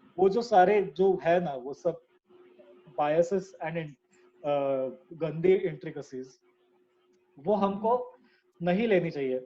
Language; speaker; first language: Hindi; non-native, local second language; Marathi